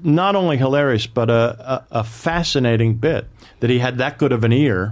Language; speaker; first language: English; native; English